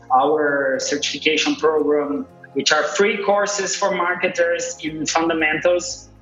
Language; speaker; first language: English; non-native, fluent; Portuguese